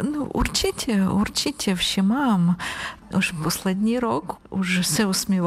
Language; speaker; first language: Czech; non-native, learner; Ukrainian